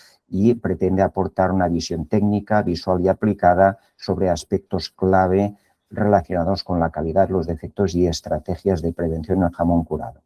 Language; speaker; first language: Spanish; native; Spanish